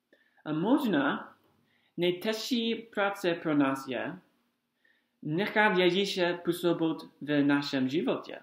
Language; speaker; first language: Czech; non-native, fluent; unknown